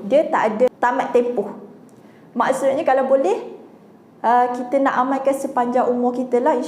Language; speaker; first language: Malay; native; Malay